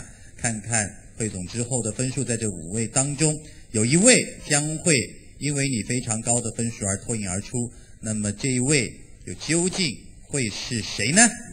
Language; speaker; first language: Chinese; native; Chinese